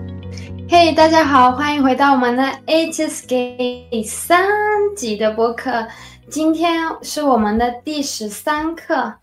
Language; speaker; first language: Chinese; non-native, learner; Spanish